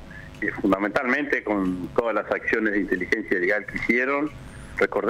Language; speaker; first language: Spanish; native; Spanish